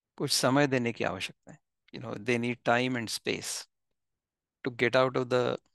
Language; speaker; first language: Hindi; non-native, local second language; Marathi